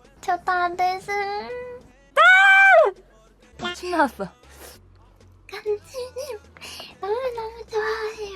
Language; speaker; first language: Korean; non-native, learner; Japanese